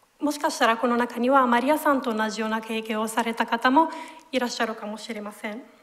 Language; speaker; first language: Japanese; non-native, fluent; Italian